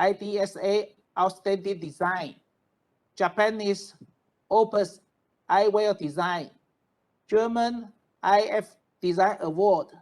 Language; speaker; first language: English; non-native, fluent; Chinese